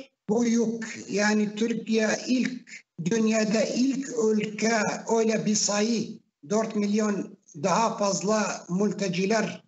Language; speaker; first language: Turkish; non-native, fluent; Arabic